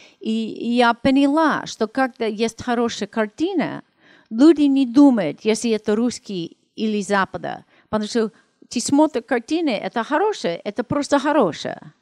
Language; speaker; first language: Russian; non-native, learner; English